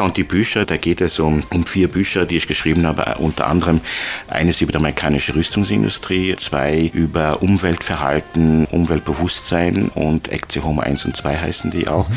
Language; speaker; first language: German; non-native, fluent; Luxembourgish